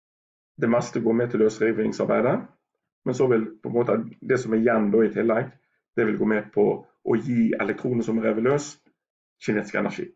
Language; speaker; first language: Norwegian; native; Norwegian